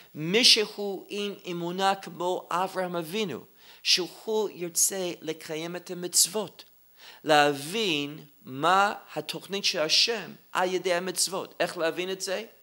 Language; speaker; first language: Hebrew; non-native, fluent; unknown